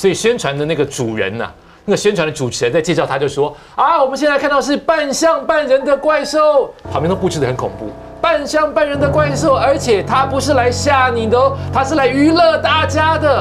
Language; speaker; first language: Chinese; native; Chinese